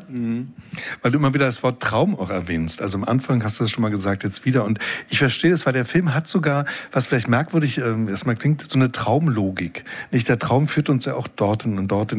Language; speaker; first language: German; native; German